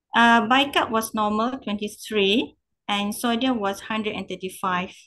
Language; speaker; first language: English; non-native, local second language; Malay